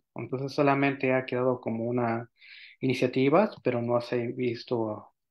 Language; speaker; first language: Spanish; native; Spanish